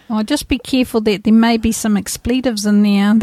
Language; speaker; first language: English; native; English